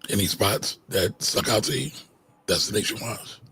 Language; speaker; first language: English; native; English